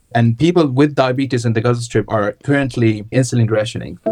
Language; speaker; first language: English; non-native, fluent; Arabic